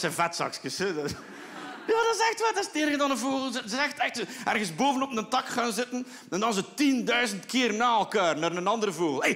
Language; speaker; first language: Dutch; native; Dutch